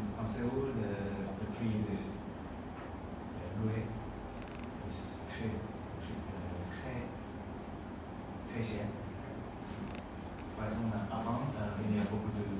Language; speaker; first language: French; non-native, learner; Korean